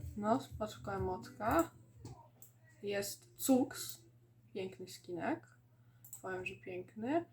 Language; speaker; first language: Polish; native; Polish